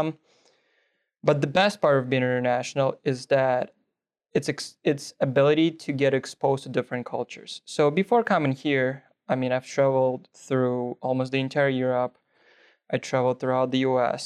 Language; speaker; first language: English; non-native, fluent; Russian